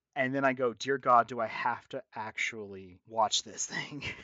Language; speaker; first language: English; native; English